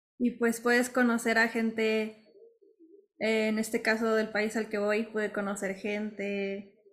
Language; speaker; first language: Spanish; native; Spanish